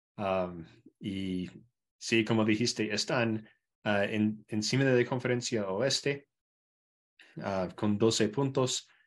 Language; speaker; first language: Spanish; non-native, fluent; English